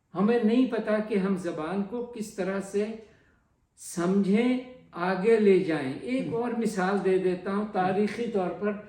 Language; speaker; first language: Urdu; non-native, local second language; Punjabi